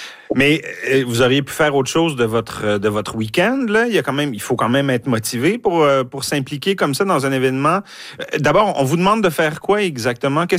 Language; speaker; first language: French; native; French